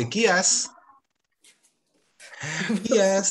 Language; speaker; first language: French; non-native, fluent; Chinese